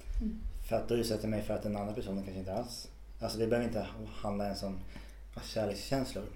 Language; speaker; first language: Swedish; native; Swedish